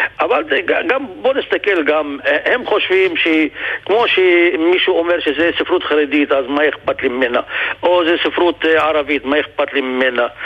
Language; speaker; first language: Hebrew; non-native, local second language; Arabic